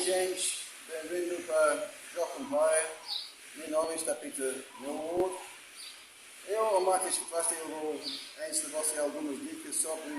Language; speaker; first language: Portuguese; non-native, learner; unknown